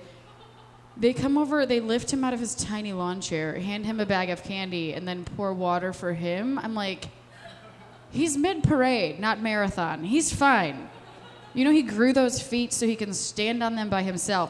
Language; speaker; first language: English; native; English